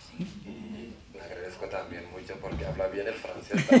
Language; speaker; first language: Spanish; non-native, fluent; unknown